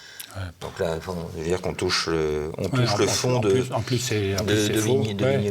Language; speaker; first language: French; native; French